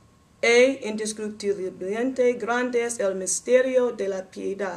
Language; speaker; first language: Spanish; non-native, learner; English